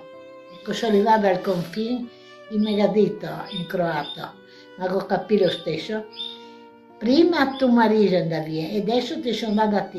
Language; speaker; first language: Italian; non-native, local second language; Venetian